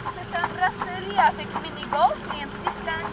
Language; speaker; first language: French; non-native, local second language; Dutch